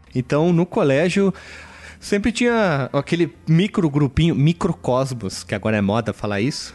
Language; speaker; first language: Portuguese; native; Portuguese